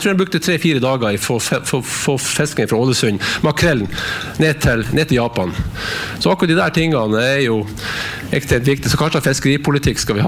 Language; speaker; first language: Norwegian; native; Norwegian